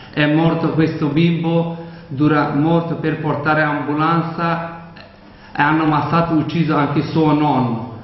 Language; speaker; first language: Italian; non-native, learner; Kurdish